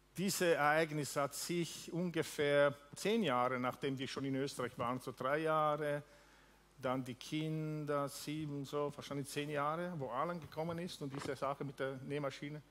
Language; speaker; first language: German; non-native, fluent; Italian